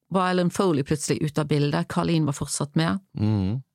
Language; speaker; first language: Norwegian; non-native, fluent; English